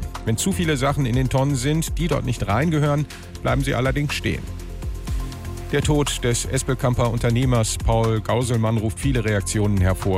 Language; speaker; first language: German; native; German